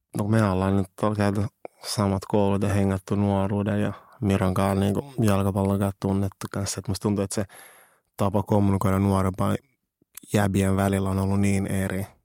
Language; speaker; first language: Finnish; early bilingual, other home language; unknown